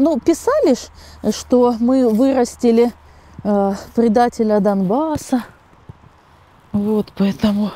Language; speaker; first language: Russian; native; Russian